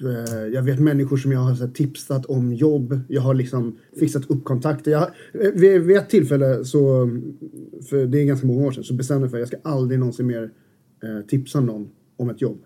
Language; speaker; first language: Swedish; native; Swedish